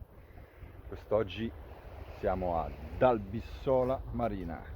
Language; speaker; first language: Italian; native; Italian